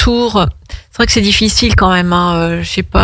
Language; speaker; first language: French; native; French